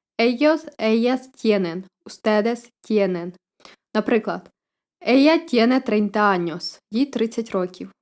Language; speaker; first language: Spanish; non-native, fluent; Ukrainian